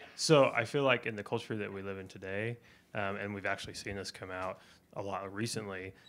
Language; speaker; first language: English; non-native, fluent; Chinese